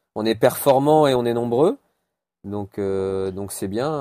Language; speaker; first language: French; native; French